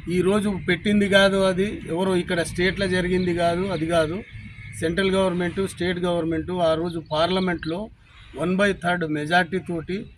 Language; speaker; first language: Telugu; non-native, local second language; Lambadi